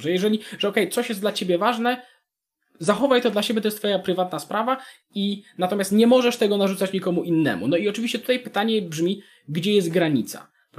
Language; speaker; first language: Polish; native; Polish